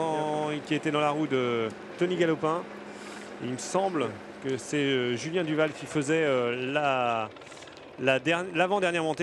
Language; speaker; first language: French; native; French